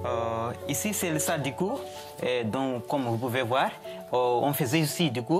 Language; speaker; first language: French; non-native, fluent; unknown